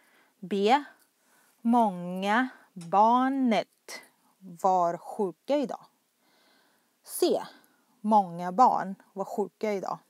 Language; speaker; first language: Swedish; non-native, fluent; Thai